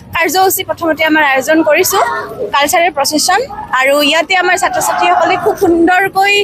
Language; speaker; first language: Assamese; native; Assamese